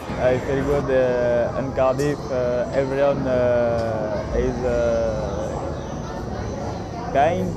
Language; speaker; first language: English; non-native, learner; French